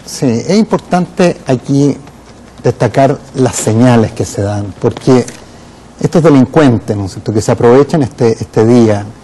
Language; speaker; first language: Spanish; native; Spanish